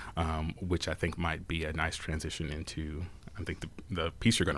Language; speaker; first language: English; native; English